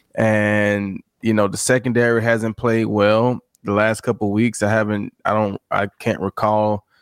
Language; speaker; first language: English; native; English